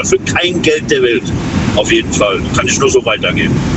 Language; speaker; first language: German; native; German